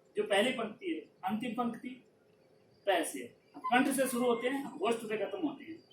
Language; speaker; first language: Hindi; non-native, local second language; Punjabi